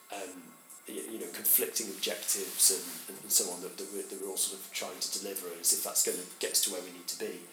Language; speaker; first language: English; native; English